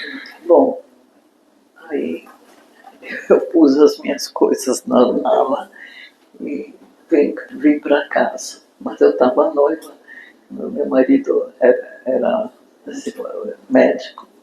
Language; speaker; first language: Portuguese; non-native, fluent; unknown